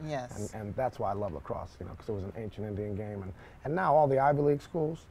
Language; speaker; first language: English; native; English